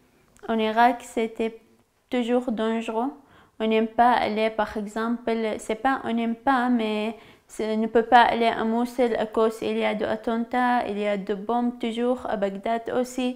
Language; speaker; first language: French; non-native, learner; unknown